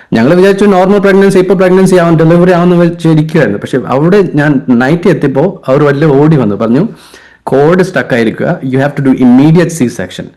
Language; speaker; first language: Malayalam; early bilingual, heritage; Hindi